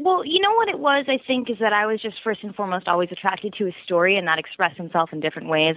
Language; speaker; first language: English; native; English